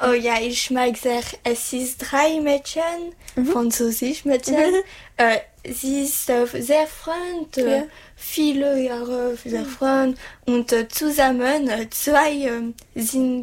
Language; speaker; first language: German; non-native, learner; French